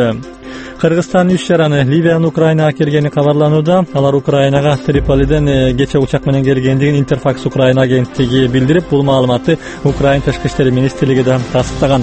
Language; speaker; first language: Kyrgyz; native; Kyrgyz